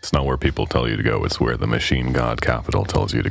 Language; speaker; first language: English; native; English